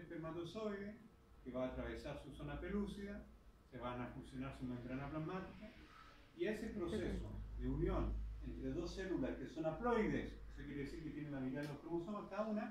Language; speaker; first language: Spanish; native; Spanish